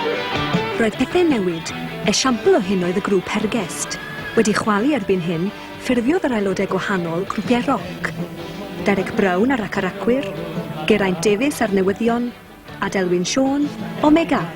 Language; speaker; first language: Welsh; native; Welsh